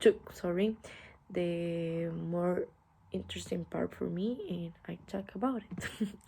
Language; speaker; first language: English; non-native, learner; Spanish